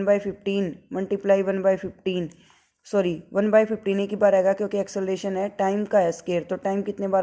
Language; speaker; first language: Hindi; native; Hindi